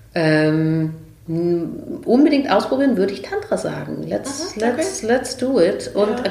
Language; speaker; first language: German; native; German